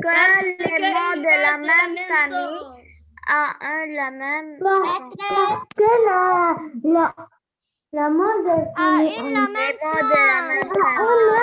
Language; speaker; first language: French; non-native, local second language; Arabic